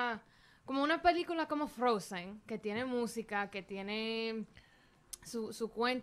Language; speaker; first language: Spanish; early bilingual, heritage; Spanish